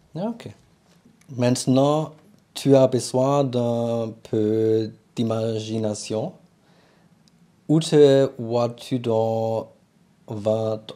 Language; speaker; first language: French; non-native, learner; German